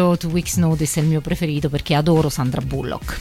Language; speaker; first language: Italian; native; Italian